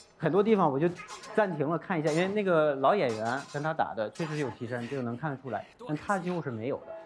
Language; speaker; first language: Chinese; non-native, fluent; French